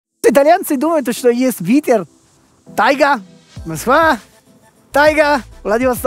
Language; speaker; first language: Russian; non-native, fluent; Italian